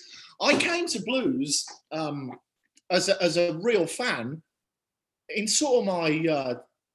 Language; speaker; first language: English; native; English